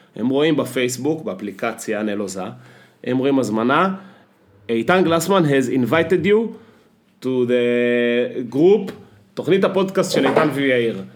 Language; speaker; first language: Hebrew; native; Hebrew